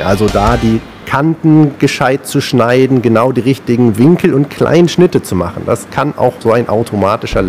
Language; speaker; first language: German; native; German